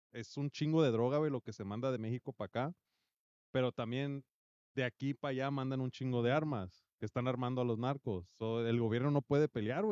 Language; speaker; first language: Spanish; early bilingual, heritage; Spanish